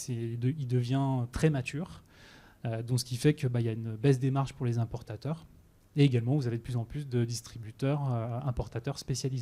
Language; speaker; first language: French; native; French